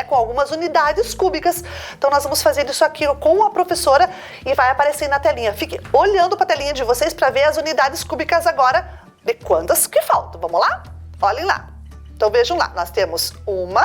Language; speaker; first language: Portuguese; native; Portuguese